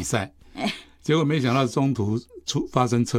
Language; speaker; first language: Chinese; native; Chinese